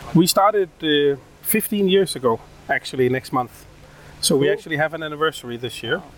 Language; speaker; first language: English; non-native, fluent; Danish